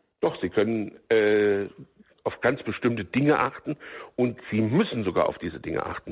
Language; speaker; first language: German; native; German